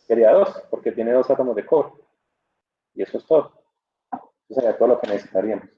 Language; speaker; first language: Spanish; native; Spanish